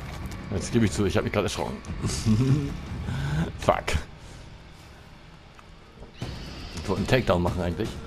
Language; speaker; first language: German; native; German